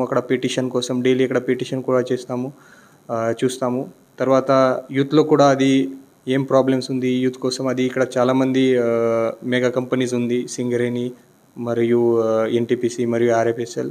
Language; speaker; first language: Telugu; non-native, learner; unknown